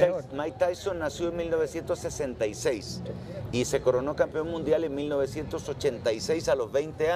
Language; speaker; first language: Spanish; native; Spanish